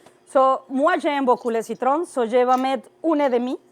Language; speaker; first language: French; non-native, learner; Spanish